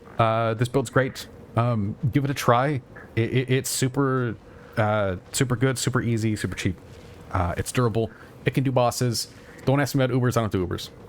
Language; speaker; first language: English; native; English